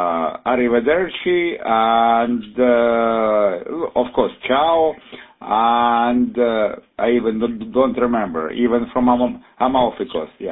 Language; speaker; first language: English; non-native, fluent; Russian